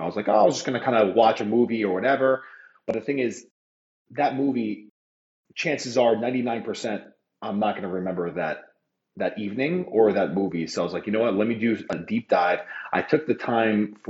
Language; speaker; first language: English; native; English